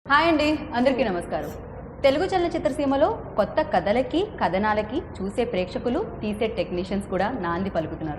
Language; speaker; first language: Telugu; native; Telugu